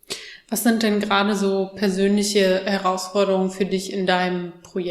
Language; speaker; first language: German; native; German